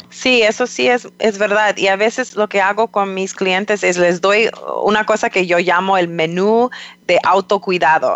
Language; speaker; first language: Spanish; non-native, fluent; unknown